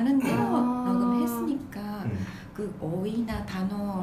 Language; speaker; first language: Korean; non-native, fluent; Japanese